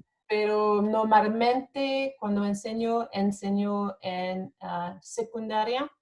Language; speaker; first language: Spanish; non-native, fluent; French